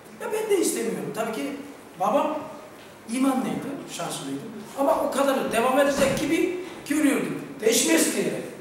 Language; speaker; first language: Turkish; non-native, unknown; Korean